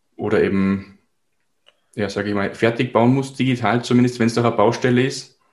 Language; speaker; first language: German; native; German